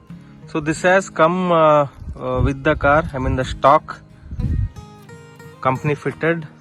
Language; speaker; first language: English; non-native, local second language; Kannada